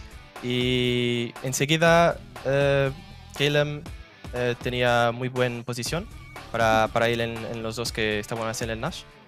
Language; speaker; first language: Spanish; non-native, learner; Portuguese